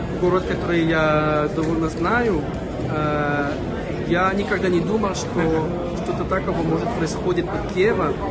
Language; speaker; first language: Russian; non-native, fluent; French